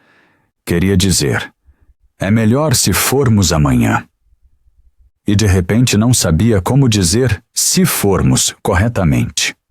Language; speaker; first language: Portuguese; non-native, fluent; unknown